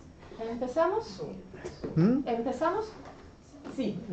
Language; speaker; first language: Spanish; non-native, learner; English